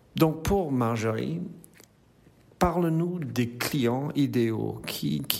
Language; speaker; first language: French; native; French